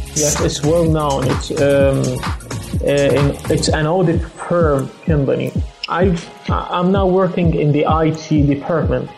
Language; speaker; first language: English; non-native, fluent; Arabic